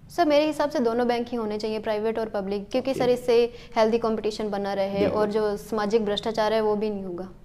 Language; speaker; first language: Hindi; native; Hindi